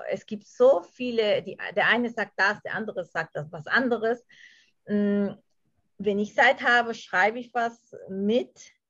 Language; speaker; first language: German; non-native, fluent; Spanish